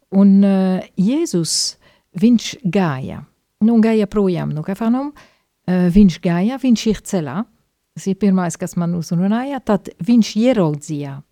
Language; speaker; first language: Latvian; native; Latvian